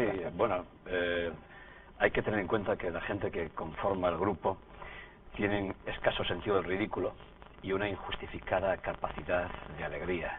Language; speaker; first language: Spanish; native; Spanish